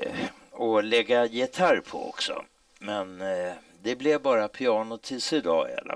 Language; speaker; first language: Swedish; native; Swedish